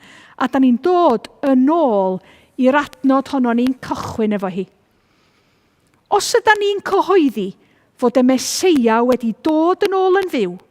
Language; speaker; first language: Welsh; native; Welsh